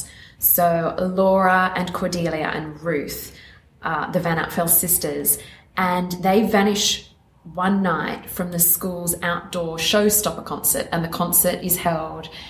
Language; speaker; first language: English; native; English